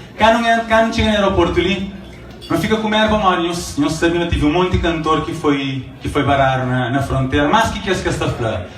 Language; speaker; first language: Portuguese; non-native, local second language; Kabuverdianu